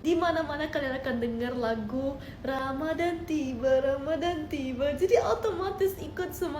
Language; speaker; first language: Indonesian; non-native, fluent; German